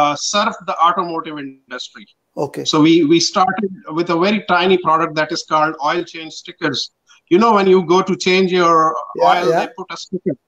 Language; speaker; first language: English; non-native, local second language; Pashto